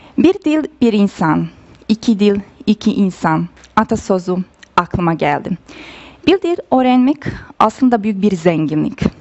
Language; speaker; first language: Turkish; non-native, fluent; Bosnian